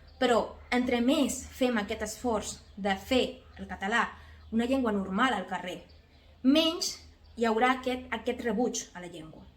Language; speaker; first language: Catalan; non-native, fluent; Spanish